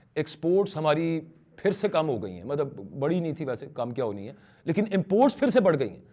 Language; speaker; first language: Urdu; non-native, local second language; Punjabi